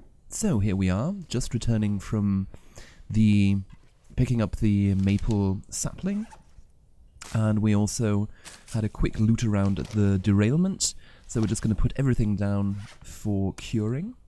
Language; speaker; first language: English; native; English